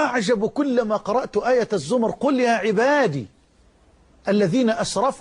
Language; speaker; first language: Arabic; native; Arabic